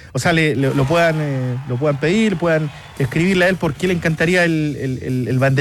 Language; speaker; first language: Spanish; native; Spanish